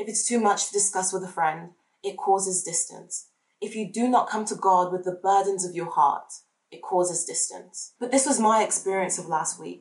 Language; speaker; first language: English; native; English